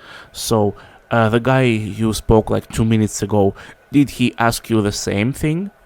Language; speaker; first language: English; non-native, fluent; Russian